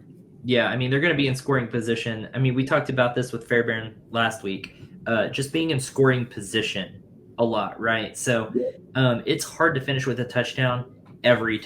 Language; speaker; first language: English; native; English